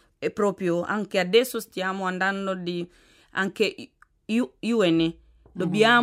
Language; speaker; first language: Italian; non-native, fluent; Swahili